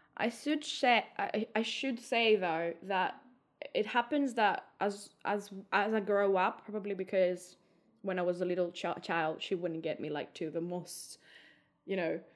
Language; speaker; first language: English; non-native, fluent; Greek